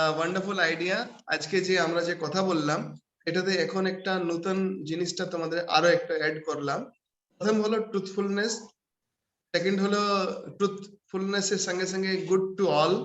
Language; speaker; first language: Bangla; non-native, local second language; Hindi